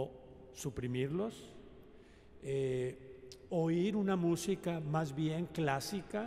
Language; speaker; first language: Spanish; native; Spanish